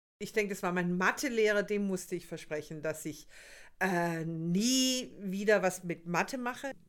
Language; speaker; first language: German; native; German